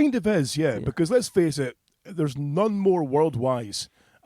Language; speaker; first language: English; native; English